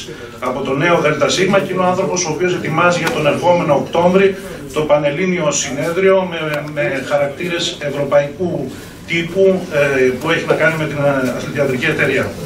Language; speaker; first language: Greek; native; Greek